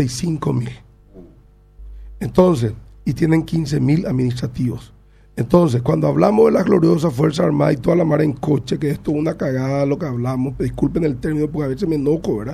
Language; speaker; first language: Spanish; native; Spanish